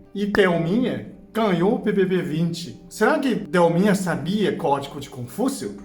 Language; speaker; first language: Portuguese; non-native, fluent; Chinese